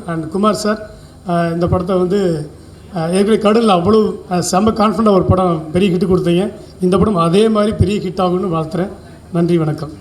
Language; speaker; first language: Tamil; native; Tamil